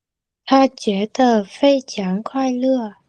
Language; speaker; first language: Chinese; non-native, learner; Vietnamese